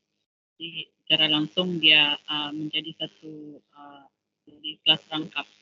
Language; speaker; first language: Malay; non-native, local second language; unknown